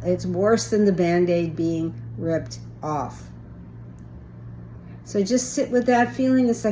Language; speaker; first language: English; native; English